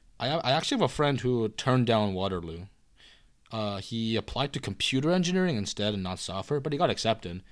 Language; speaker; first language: English; early bilingual, other home language; Korean